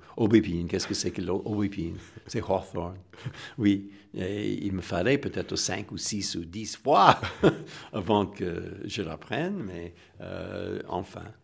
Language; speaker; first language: French; non-native, fluent; English